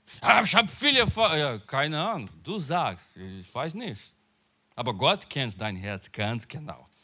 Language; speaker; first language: German; non-native, learner; Portuguese